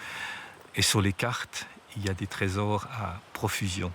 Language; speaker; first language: French; native; French